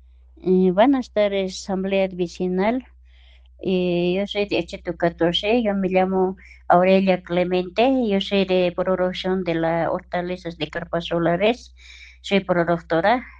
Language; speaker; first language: Spanish; non-native, local second language; Aymara